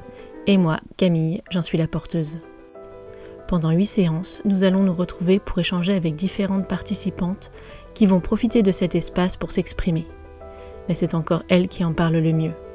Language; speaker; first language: French; native; French